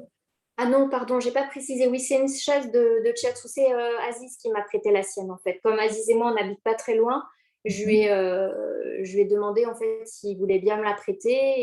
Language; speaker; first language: French; native; French